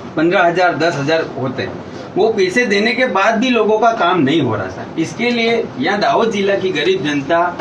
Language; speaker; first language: Hindi; non-native, local second language; Gujarati